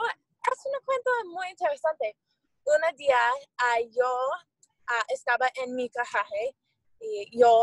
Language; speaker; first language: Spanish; non-native, learner; English